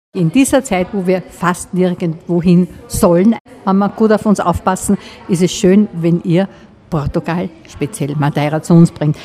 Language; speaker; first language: German; native; German